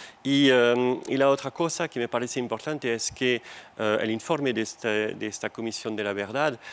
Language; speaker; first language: Spanish; non-native, fluent; French